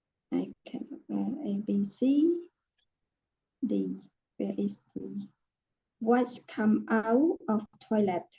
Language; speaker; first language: English; non-native, learner; Khmer